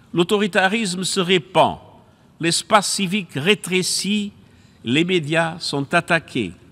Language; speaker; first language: French; non-native, fluent; Portuguese